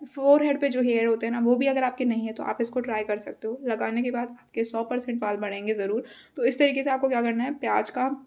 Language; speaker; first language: Hindi; native; Hindi